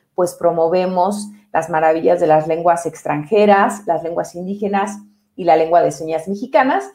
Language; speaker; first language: Spanish; native; Spanish